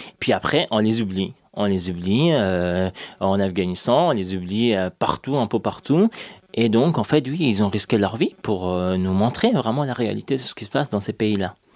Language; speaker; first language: French; non-native, fluent; Persian